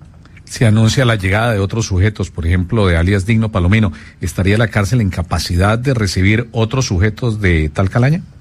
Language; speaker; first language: Spanish; native; Spanish